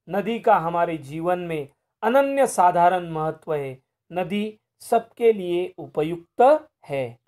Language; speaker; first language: Hindi; non-native, local second language; Marathi